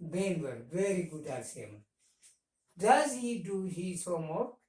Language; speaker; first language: English; non-native, local second language; Amharic